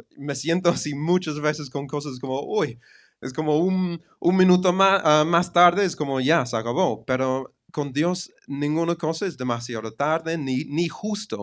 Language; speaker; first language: Spanish; non-native, fluent; English